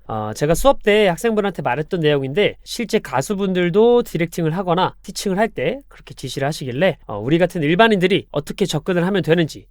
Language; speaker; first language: Korean; native; Korean